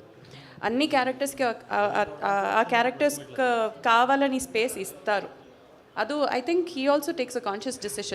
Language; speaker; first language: Telugu; non-native, fluent; Malayalam